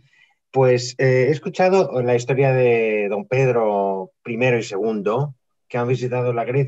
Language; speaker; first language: Spanish; non-native, fluent; Greek